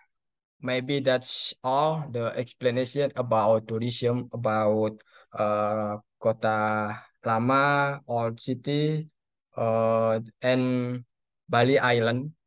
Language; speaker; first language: English; non-native, learner; Indonesian